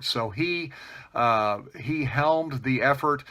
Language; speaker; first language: English; native; English